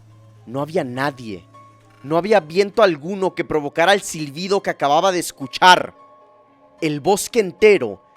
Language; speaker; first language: Spanish; native; Spanish